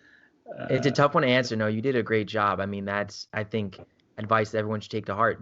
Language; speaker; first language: English; native; English